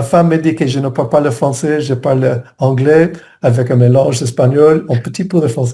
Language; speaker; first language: French; non-native, learner; English